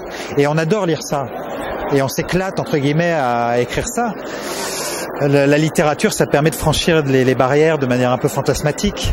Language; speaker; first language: French; native; French